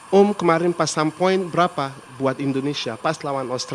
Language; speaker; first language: Indonesian; non-native, fluent; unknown